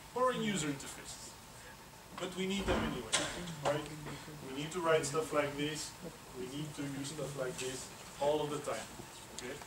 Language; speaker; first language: English; non-native, fluent; Dutch